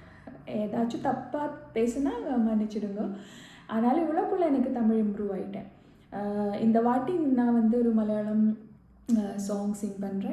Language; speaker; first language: Tamil; non-native, learner; Malayalam